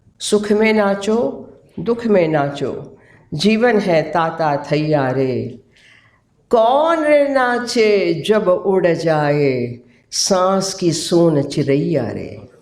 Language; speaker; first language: Hindi; non-native, local second language; Gujarati